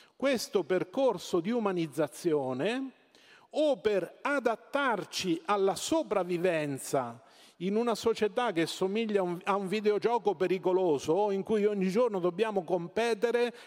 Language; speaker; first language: Italian; native; Italian